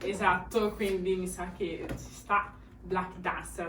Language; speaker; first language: Italian; early bilingual, other home language; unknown